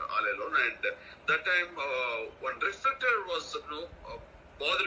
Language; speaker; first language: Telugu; native; Telugu